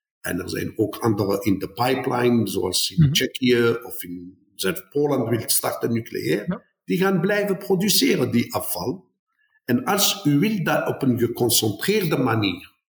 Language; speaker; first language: Dutch; non-native, fluent; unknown